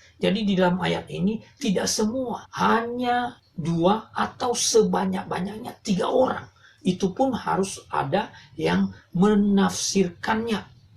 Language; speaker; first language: Indonesian; non-native, local second language; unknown